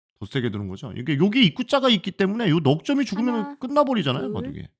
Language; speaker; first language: Korean; native; Korean